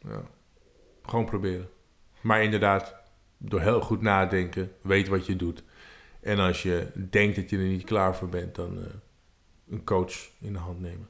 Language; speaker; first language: Dutch; native; Dutch